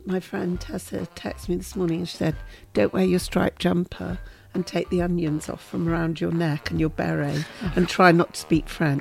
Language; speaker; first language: English; native; English